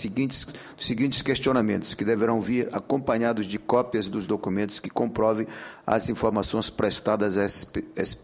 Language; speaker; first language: Portuguese; native; Portuguese